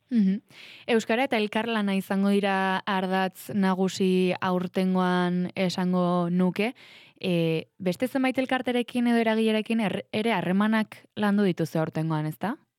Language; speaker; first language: Basque; native; Basque